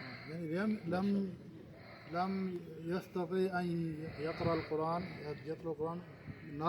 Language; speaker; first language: Arabic; non-native, learner; Urdu